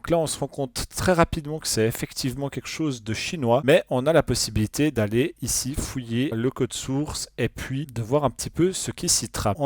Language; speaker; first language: French; native; French